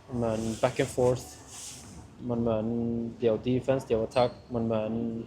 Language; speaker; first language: Thai; early bilingual, heritage; Thai